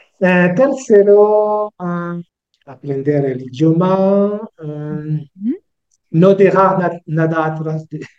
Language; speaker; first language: Spanish; non-native, learner; French